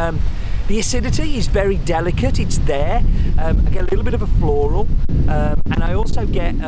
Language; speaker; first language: English; native; English